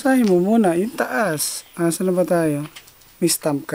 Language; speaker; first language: Filipino; native; Filipino